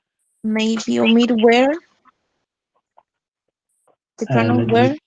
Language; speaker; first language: English; non-native, learner; Spanish